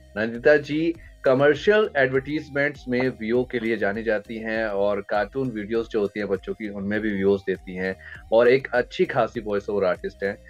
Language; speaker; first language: Hindi; native; Hindi